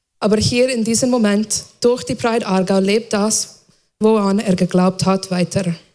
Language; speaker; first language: German; non-native, fluent; English